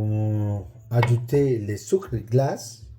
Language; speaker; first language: French; non-native, learner; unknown